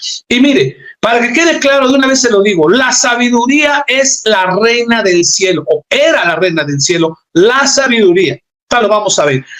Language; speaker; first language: Spanish; native; Spanish